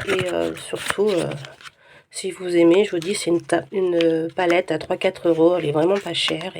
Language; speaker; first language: French; native; French